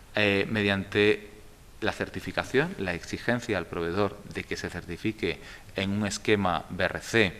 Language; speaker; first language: Spanish; native; Spanish